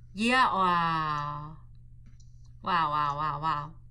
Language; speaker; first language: English; non-native, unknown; Korean